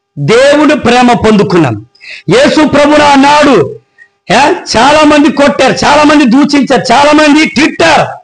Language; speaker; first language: Telugu; non-native, local second language; Koya